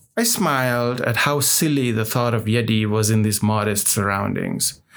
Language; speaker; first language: English; non-native, local second language; Nepali